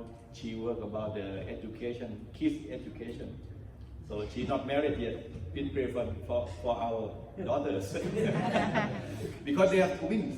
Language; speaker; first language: English; non-native, learner; Thai